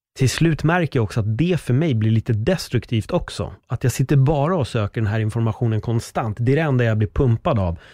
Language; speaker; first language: Swedish; native; Swedish